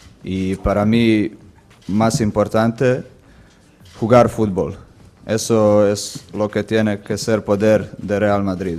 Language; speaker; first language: Spanish; non-native, fluent; Croatian